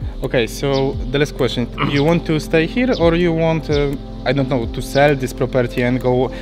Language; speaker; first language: English; non-native, learner; Polish